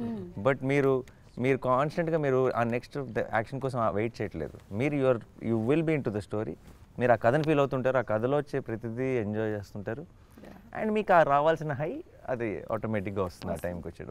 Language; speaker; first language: Telugu; native; Telugu